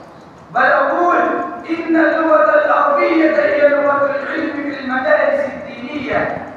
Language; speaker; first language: Arabic; non-native, learner; Urdu